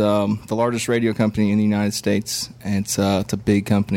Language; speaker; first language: English; native; English